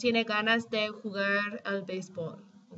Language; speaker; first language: Spanish; non-native, fluent; English